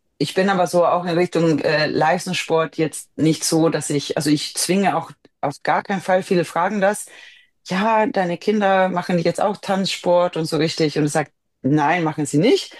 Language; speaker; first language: German; non-native, fluent; Swedish